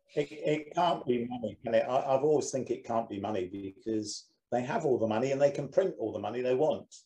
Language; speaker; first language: English; native; English